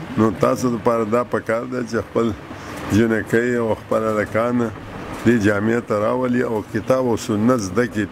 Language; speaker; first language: Pashto; native; Pashto